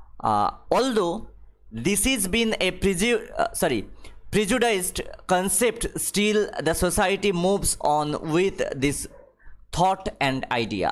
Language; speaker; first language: English; non-native, local second language; Bangla